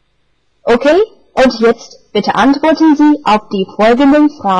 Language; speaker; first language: German; non-native, fluent; Chinese